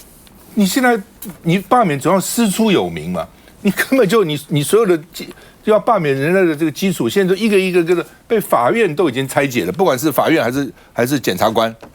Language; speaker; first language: Chinese; native; Chinese